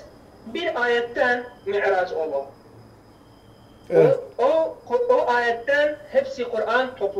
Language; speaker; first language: Turkish; non-native, learner; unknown